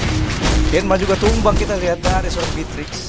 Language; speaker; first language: Indonesian; native; Indonesian